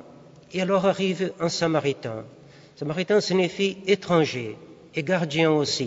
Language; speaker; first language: French; non-native, fluent; Portuguese